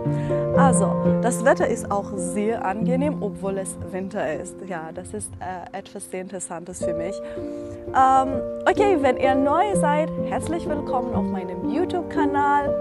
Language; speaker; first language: German; non-native, fluent; Persian